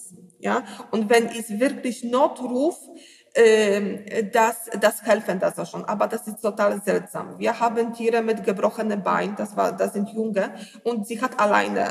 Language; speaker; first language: German; non-native, learner; Polish